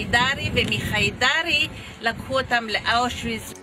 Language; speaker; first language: Hebrew; non-native, fluent; Ladino